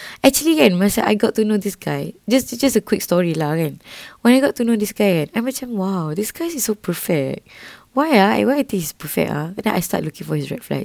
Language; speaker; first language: English; non-native, local second language; Malay